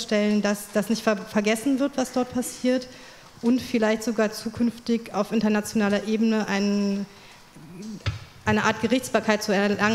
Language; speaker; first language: German; native; German